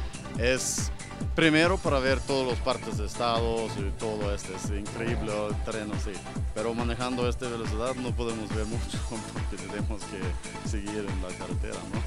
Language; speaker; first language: Spanish; non-native, learner; Swedish